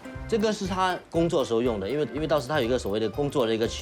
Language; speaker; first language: Chinese; native; Chinese